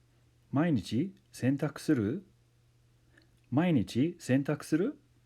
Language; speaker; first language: Japanese; non-native, fluent; English